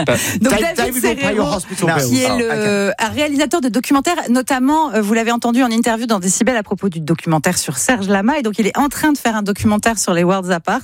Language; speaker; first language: French; native; French